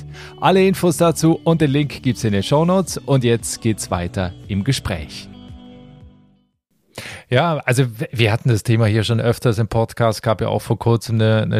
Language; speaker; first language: German; native; German